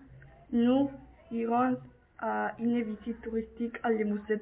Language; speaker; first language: French; non-native, learner; Spanish